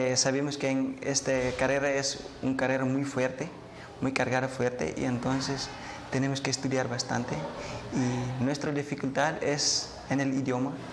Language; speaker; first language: Spanish; non-native, learner; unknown